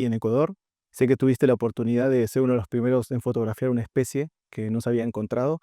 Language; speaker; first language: Spanish; native; Spanish